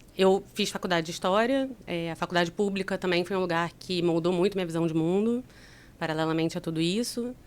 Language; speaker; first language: Portuguese; native; Portuguese